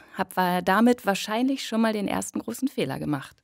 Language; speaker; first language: German; native; German